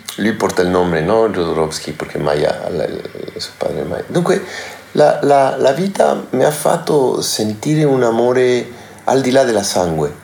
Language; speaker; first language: Italian; non-native, learner; Spanish